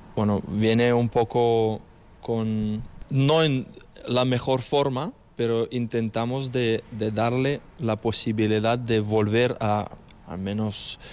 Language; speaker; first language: Spanish; non-native, fluent; Ukrainian